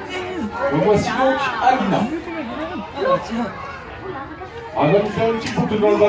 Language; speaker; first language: French; native; French